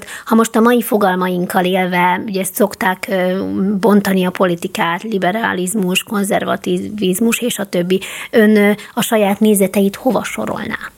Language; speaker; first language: Hungarian; native; Hungarian